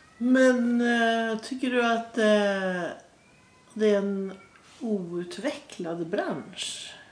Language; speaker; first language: Swedish; native; Swedish